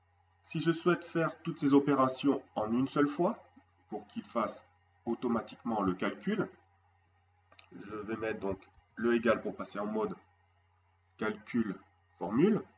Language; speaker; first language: French; native; French